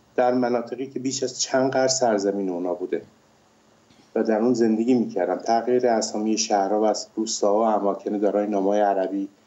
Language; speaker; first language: Persian; native; Persian